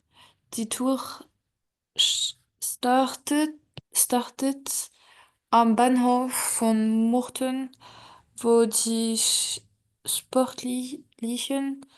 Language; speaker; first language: German; non-native, learner; French